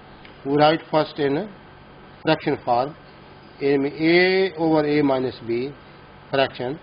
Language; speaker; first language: English; non-native, local second language; Urdu